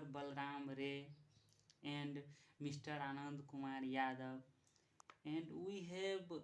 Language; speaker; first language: English; non-native, local second language; Nepali